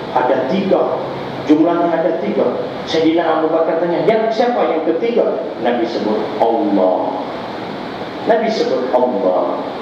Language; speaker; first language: Malay; non-native, local second language; Tamil